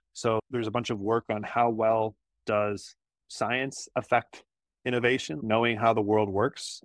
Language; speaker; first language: English; native; English